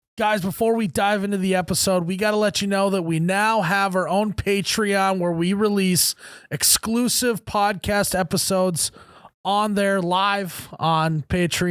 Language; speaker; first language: English; native; English